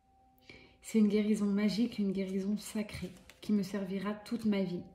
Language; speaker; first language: French; native; French